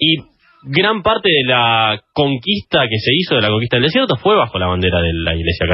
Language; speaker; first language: Spanish; native; Spanish